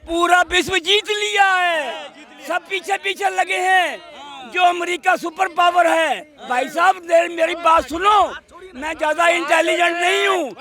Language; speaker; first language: Hindi; native; Hindi